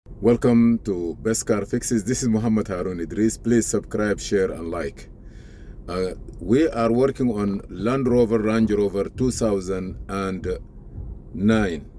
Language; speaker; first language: English; non-native, fluent; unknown